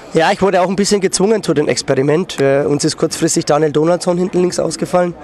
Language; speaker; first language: German; native; German